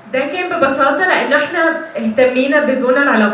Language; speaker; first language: Arabic; native; Arabic